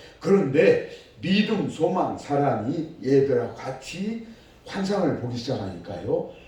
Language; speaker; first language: Korean; native; Korean